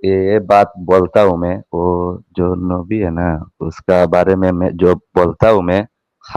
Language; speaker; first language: Hindi; non-native, learner; Bangla